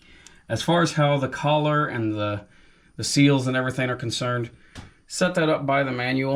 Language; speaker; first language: English; native; English